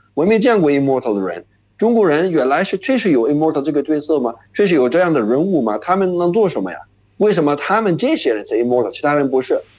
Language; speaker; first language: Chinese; non-native, fluent; Arabic